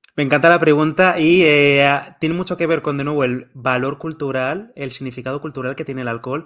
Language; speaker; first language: Spanish; native; Spanish